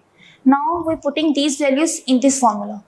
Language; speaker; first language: English; non-native, local second language; Urdu